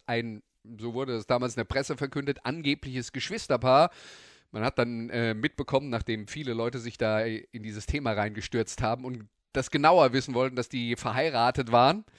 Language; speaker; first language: German; native; German